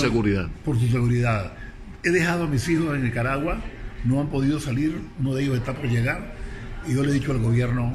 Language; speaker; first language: Spanish; native; Spanish